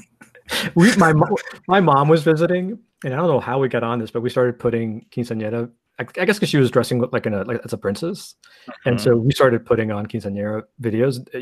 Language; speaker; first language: English; early bilingual, other home language; Spanish